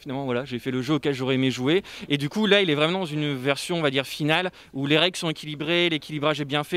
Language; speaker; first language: French; native; French